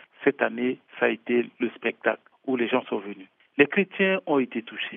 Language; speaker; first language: French; non-native, local second language; Sango